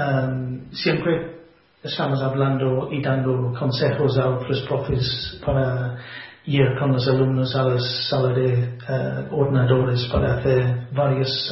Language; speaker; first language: Spanish; non-native, fluent; English